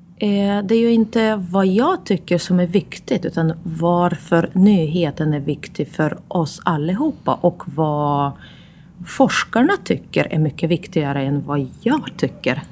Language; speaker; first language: Swedish; non-native, fluent; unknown